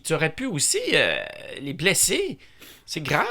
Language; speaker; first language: French; native; French